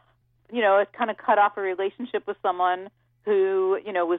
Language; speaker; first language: English; native; English